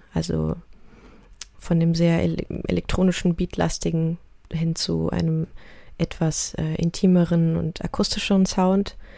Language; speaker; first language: German; early bilingual, other home language; Russian